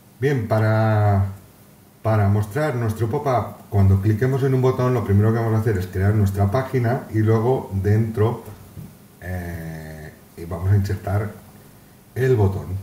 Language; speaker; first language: Spanish; native; Spanish